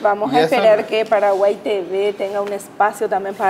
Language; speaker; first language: Spanish; native; Spanish